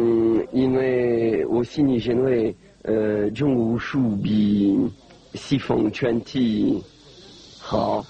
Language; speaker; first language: Chinese; non-native, learner; French